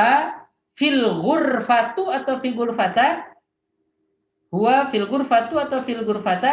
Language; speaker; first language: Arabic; non-native, fluent; Indonesian